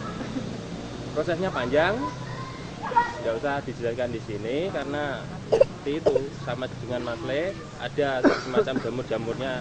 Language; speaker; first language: Indonesian; non-native, local second language; Javanese